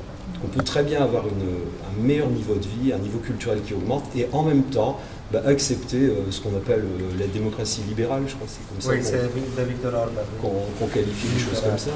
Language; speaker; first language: French; native; French